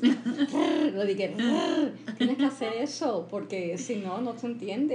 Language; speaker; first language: Spanish; early bilingual, heritage; Spanish